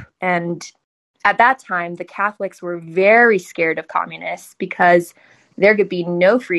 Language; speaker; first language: English; early bilingual, other home language; Chinese